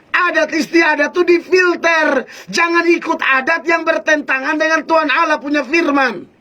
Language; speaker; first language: Indonesian; native; Indonesian